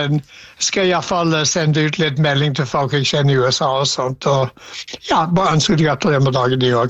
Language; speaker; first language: Norwegian; non-native, fluent; English